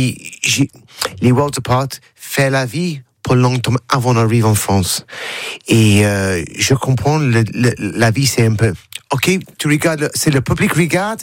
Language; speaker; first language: French; non-native, learner; English